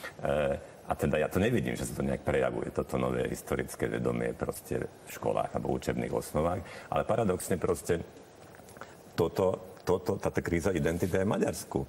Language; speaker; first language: Slovak; non-native, local second language; Hungarian